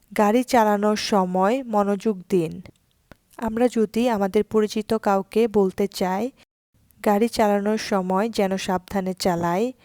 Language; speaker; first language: Bangla; native; Bangla